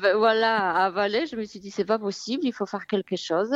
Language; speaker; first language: French; non-native, fluent; Polish